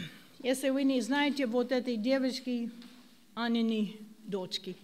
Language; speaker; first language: Russian; non-native, learner; English